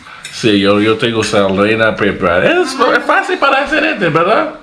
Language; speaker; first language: Spanish; non-native, learner; English